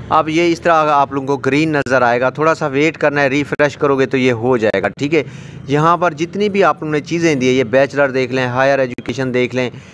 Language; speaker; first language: Urdu; native; Urdu